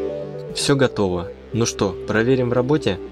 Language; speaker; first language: Russian; native; Russian